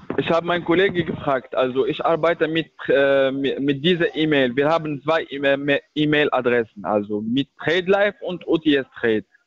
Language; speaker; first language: German; non-native, learner; Arabic